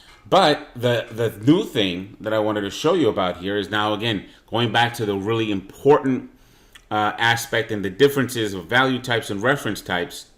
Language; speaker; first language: English; native; English